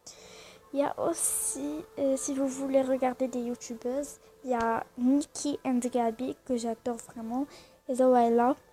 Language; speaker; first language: French; non-native, learner; Arabic